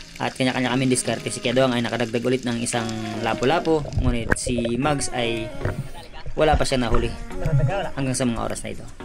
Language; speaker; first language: Filipino; non-native, local second language; Cebuano